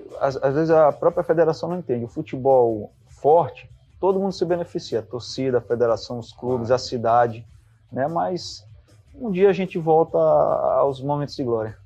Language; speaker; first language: Portuguese; native; Portuguese